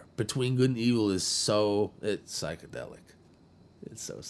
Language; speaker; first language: English; native; English